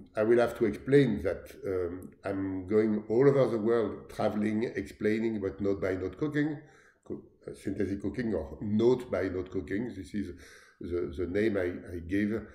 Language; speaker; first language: English; non-native, fluent; French